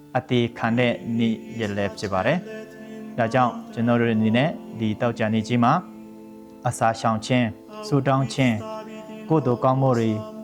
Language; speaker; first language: Burmese; non-native, local second language; Hakha Chin